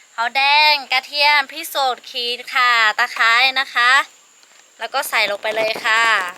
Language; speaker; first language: Thai; non-native, local second language; Lahu